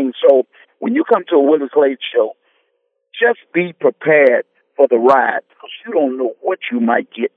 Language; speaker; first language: English; native; English